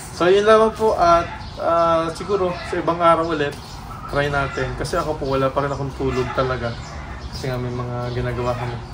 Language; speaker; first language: Filipino; native; Filipino